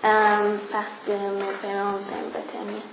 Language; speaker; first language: French; non-native, learner; English